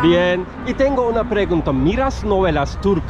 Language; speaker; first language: Spanish; non-native, learner; Turkish